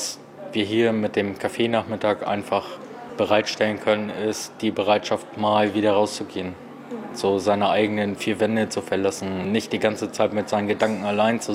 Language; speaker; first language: German; native; German